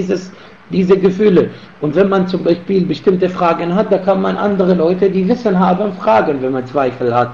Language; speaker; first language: German; non-native, fluent; Arabic